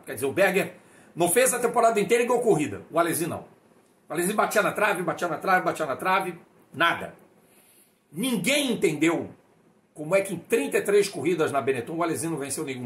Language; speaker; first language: Portuguese; native; Portuguese